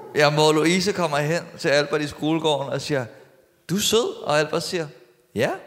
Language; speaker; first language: Danish; early bilingual, other home language; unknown